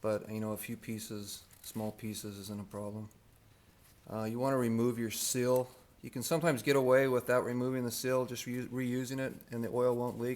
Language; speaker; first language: English; native; English